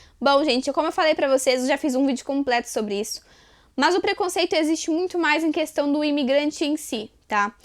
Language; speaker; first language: Portuguese; native; Portuguese